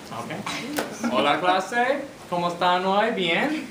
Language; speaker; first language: Spanish; non-native, fluent; English